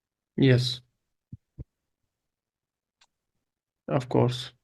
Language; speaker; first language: English; non-native, local second language; Urdu